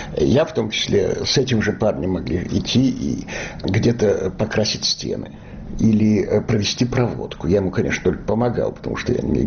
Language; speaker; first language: Russian; native; Russian